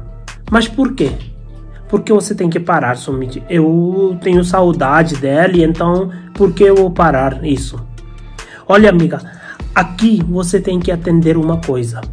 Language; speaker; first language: Portuguese; non-native, learner; Hindi